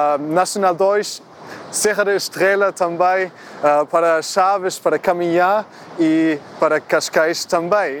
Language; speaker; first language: Portuguese; non-native, fluent; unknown